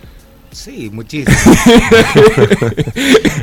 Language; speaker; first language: Spanish; native; Spanish